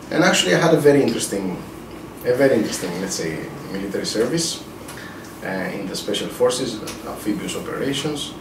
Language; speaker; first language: English; non-native, fluent; Greek